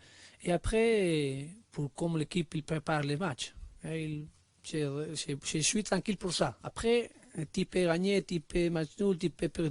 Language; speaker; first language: French; non-native, learner; Spanish